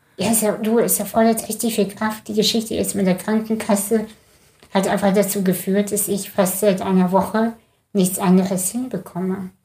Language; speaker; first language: German; early bilingual, other home language; Russian